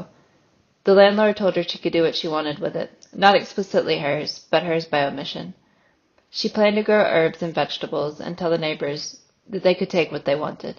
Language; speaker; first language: English; native; English